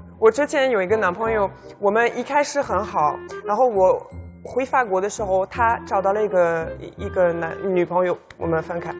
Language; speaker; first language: Chinese; non-native, fluent; French